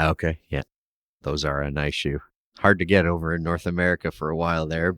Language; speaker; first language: English; native; English